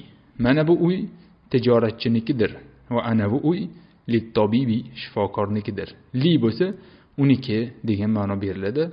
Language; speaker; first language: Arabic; non-native, fluent; Uzbek